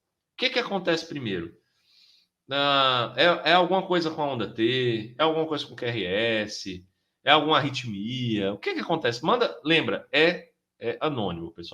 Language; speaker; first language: Portuguese; native; Portuguese